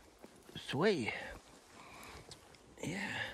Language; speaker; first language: English; non-native, learner; Swedish